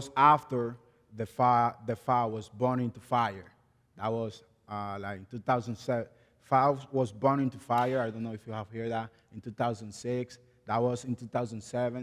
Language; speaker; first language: English; non-native, learner; Spanish